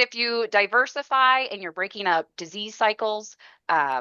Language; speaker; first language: English; native; English